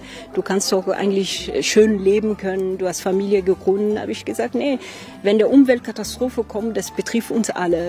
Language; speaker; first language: German; non-native, fluent; French